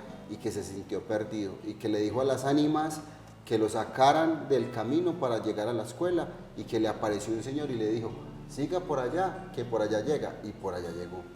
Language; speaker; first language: Spanish; native; Spanish